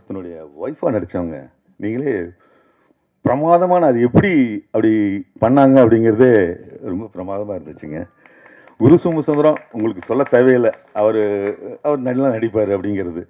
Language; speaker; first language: Tamil; native; Tamil